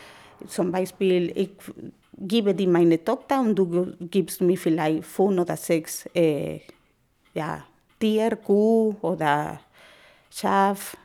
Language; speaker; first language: German; non-native, fluent; Spanish